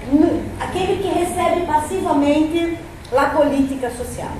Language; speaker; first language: Spanish; non-native, fluent; Portuguese